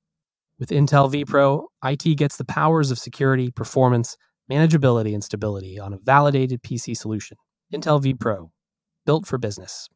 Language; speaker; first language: English; native; English